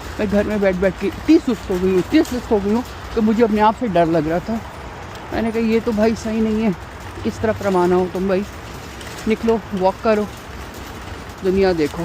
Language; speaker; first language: Urdu; native; Urdu